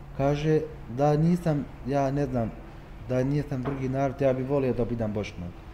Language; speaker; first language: Croatian; early bilingual, heritage; Turkish